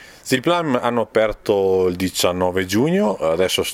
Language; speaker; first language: Italian; native; Italian